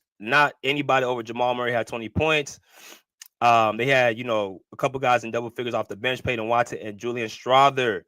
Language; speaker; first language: English; native; English